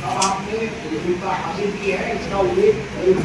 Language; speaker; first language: Hindi; native; Hindi